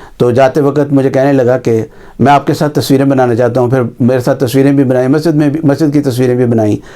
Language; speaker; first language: Urdu; native; Urdu